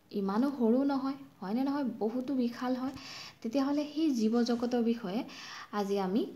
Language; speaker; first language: Assamese; non-native, local second language; Bangla